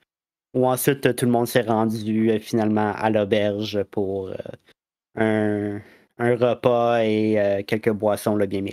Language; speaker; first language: French; native; French